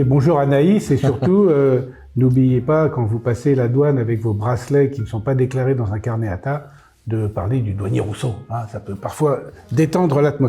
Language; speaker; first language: French; native; French